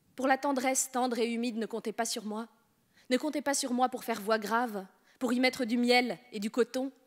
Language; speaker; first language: French; native; French